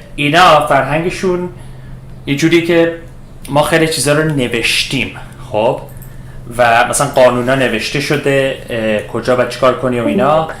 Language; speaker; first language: Persian; early bilingual, heritage; Persian